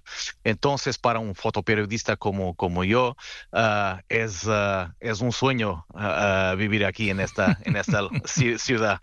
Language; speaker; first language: Spanish; non-native, fluent; Portuguese